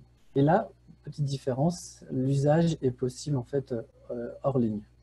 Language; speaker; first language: French; native; French